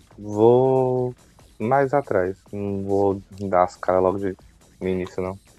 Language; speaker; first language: Portuguese; native; Portuguese